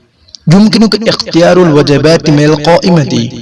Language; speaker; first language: Arabic; non-native, fluent; Urdu